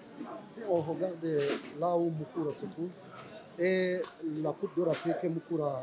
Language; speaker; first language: French; non-native, local second language; Kinyarwanda